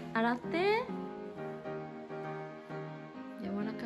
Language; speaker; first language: Japanese; non-native, learner; Chinese